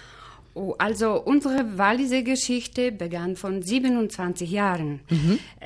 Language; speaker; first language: German; non-native, fluent; Polish